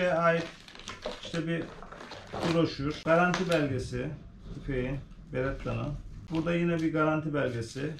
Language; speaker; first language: Turkish; native; Turkish